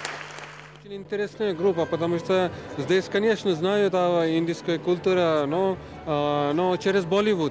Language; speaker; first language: Russian; non-native, fluent; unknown